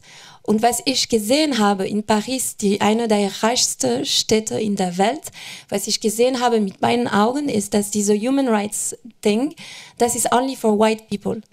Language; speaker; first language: German; non-native, fluent; French